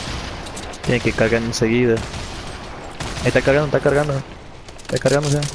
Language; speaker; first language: Spanish; native; Spanish